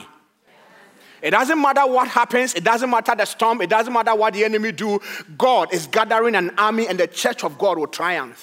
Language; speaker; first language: English; non-native, local second language; Akan